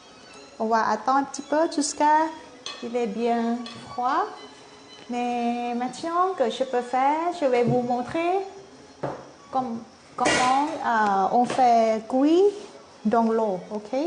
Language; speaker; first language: French; non-native, learner; Thai